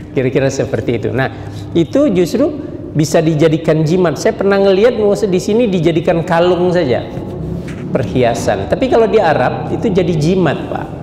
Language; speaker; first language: Indonesian; native; Indonesian